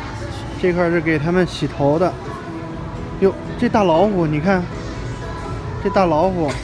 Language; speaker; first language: Chinese; native; Chinese